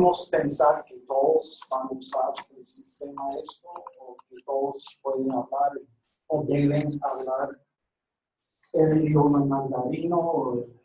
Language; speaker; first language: Spanish; non-native, fluent; English